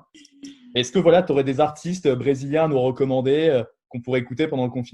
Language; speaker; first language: French; native; French